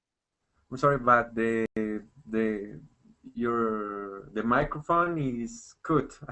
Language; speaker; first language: English; non-native, learner; Spanish